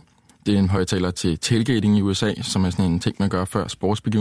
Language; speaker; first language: Danish; native; Danish